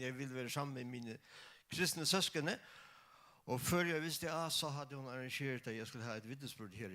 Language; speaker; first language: Danish; non-native, local second language; Faroese